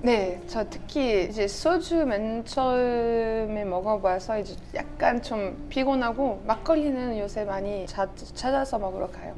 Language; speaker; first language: Korean; non-native, fluent; French